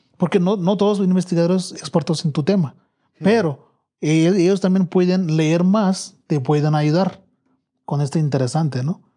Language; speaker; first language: Spanish; non-native, learner; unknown